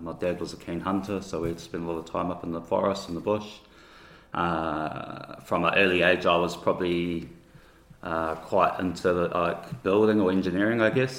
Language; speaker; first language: English; native; English